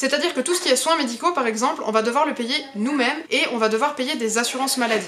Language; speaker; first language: French; early bilingual, other home language; Hebrew